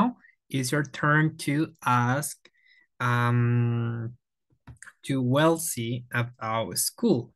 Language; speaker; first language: English; non-native, fluent; Spanish